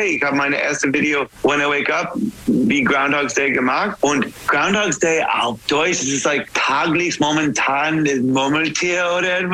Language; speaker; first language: German; non-native, learner; English